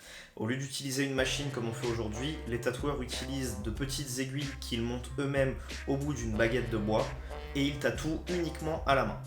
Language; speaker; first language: French; native; French